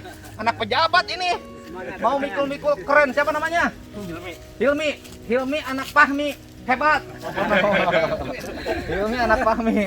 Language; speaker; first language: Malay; non-native, local second language; Sundanese